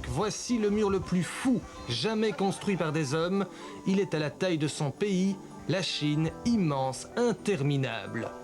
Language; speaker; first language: French; native; French